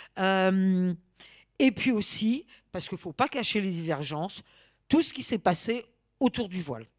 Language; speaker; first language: French; native; French